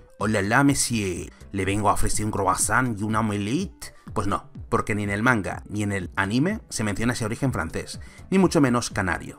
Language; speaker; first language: Spanish; native; Spanish